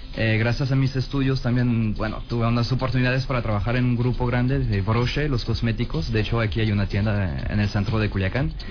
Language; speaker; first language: Spanish; non-native, fluent; French